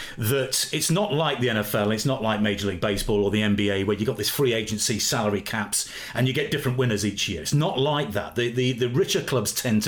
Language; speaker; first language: English; native; English